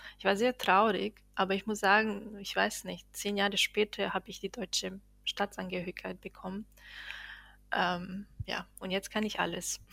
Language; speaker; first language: German; non-native, fluent; Bosnian